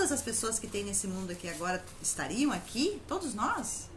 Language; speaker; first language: Portuguese; native; Portuguese